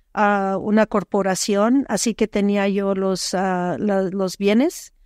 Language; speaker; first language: Spanish; early bilingual, heritage; Spanish